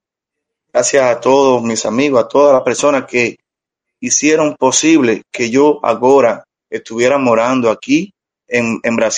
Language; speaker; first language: Portuguese; non-native, learner; Spanish